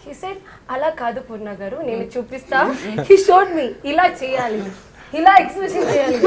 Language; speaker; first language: Telugu; non-native, fluent; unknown